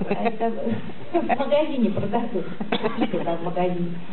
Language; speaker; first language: Russian; non-native, fluent; Japanese